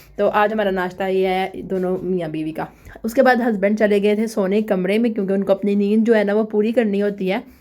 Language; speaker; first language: Urdu; non-native, local second language; Punjabi